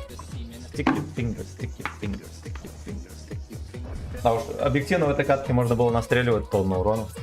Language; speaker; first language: Russian; native; Russian